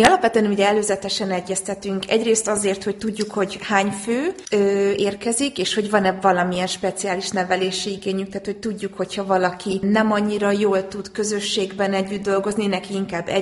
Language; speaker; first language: Hungarian; native; Hungarian